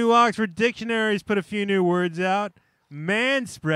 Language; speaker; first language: English; native; English